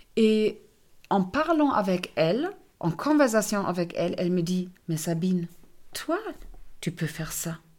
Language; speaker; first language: French; non-native, fluent; German